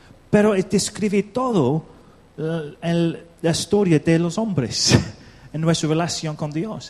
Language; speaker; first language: Spanish; non-native, learner; English